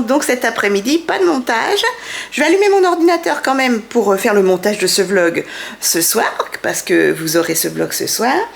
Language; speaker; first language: French; native; French